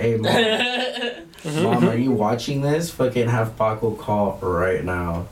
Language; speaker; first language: English; early bilingual, other home language; Spanish